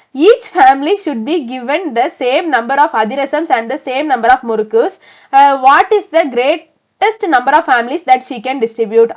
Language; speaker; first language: English; non-native, local second language; Tamil